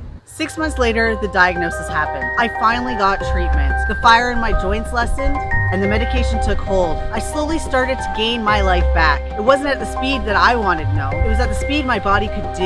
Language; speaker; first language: English; native; English